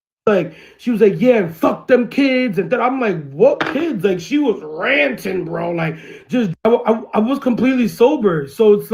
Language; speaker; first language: English; early bilingual, other home language; Spanish